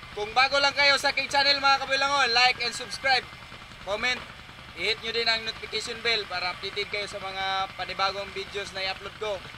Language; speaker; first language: Filipino; non-native, local second language; Cebuano